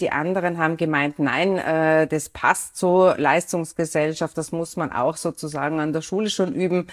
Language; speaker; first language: German; native; German